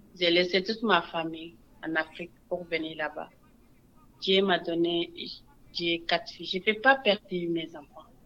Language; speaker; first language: French; non-native, local second language; Wolof